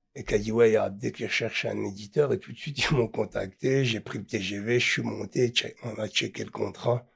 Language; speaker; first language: French; native; French